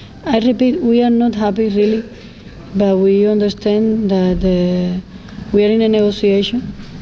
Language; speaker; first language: English; non-native, fluent; Spanish